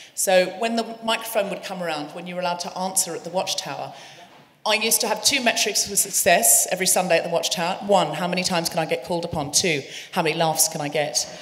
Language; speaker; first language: English; native; English